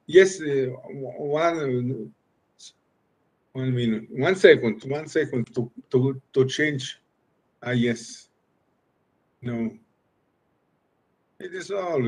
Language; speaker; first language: English; non-native, learner; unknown